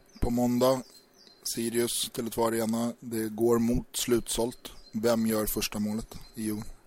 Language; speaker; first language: Swedish; native; Swedish